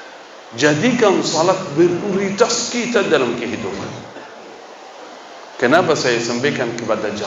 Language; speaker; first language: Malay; non-native, fluent; Arabic